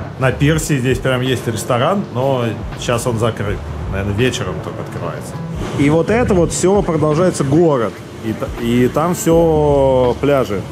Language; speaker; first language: Russian; native; Russian